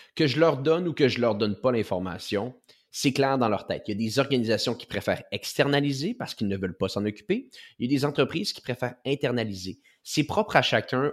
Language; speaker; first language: French; native; French